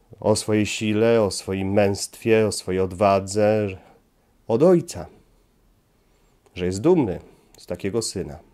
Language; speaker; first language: Polish; native; Polish